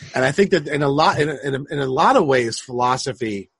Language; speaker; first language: English; native; English